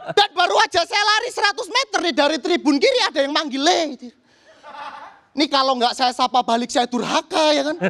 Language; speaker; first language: Indonesian; native; Indonesian